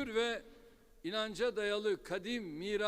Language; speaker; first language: Turkish; native; Turkish